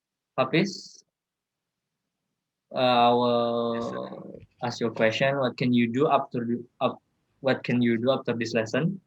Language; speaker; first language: English; non-native, learner; Indonesian